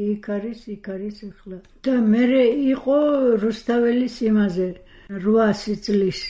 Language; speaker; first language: Georgian; non-native, fluent; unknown